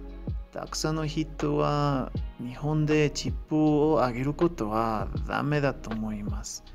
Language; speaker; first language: Japanese; non-native, learner; Spanish